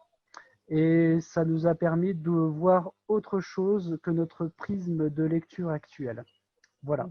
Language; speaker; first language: French; native; French